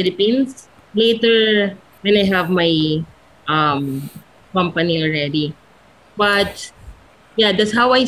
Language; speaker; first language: English; non-native, local second language; Filipino